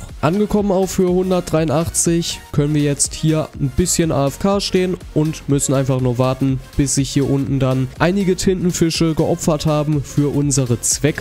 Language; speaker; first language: German; native; German